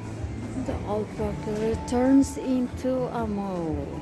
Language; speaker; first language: English; non-native, fluent; Filipino